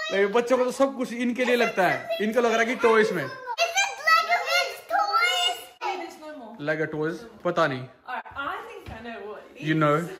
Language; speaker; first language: Hindi; native; Hindi